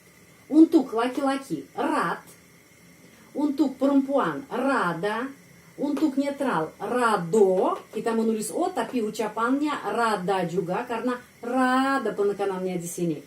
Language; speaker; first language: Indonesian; non-native, fluent; Russian